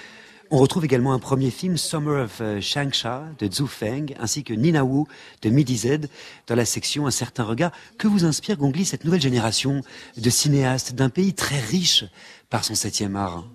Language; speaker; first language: French; native; French